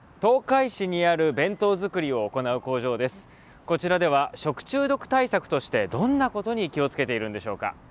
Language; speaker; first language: Japanese; native; Japanese